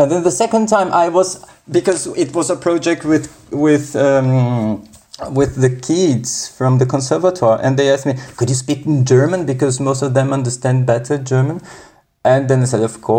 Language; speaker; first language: English; non-native, fluent; Portuguese